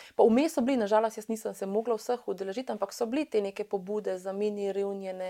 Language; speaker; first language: Slovenian; early bilingual, other home language; Bosnian